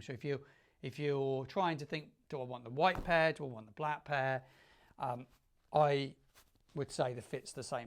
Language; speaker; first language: English; native; English